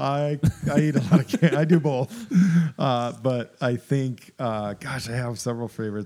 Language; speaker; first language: English; native; English